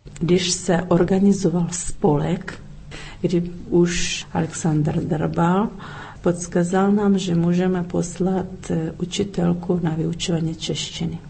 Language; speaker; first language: Czech; early bilingual, heritage; Czech